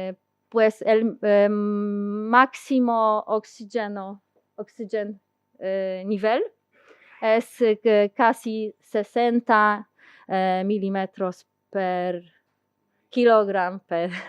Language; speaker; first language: Spanish; non-native, learner; Polish